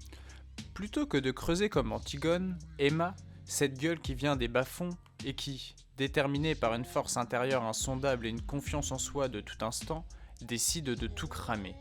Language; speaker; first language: French; native; French